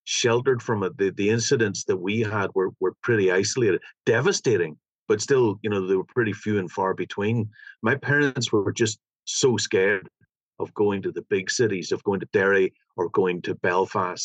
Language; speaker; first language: English; native; English